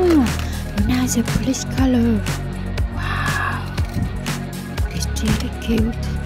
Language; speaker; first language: English; non-native, learner; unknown